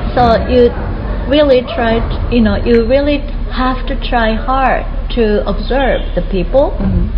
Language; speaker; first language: English; non-native, fluent; Japanese